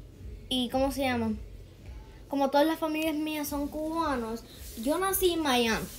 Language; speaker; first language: Spanish; early bilingual, heritage; Spanish